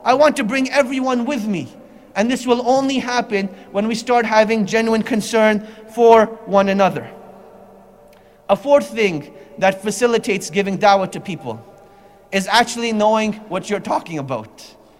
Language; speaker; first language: English; native; English